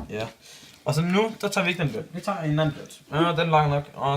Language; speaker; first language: Danish; native; Danish